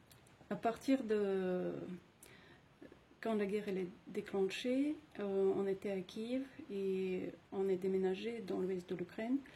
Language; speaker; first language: French; non-native, fluent; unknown